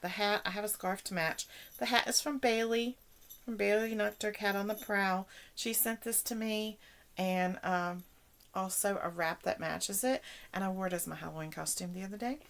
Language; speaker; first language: English; native; English